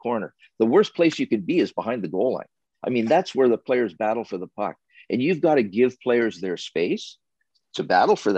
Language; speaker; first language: English; native; English